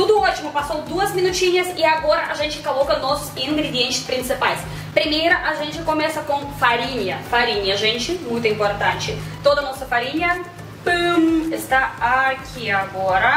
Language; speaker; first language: Portuguese; non-native, fluent; Russian